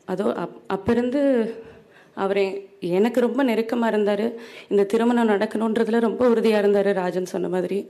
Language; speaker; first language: Tamil; native; Tamil